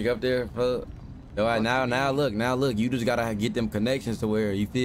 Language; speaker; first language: English; native; English